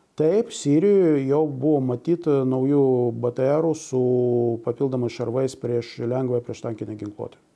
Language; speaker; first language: Lithuanian; non-native, local second language; Russian